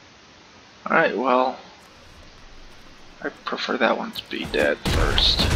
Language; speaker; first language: English; native; English